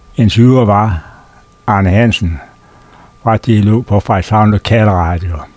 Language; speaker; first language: Danish; native; Danish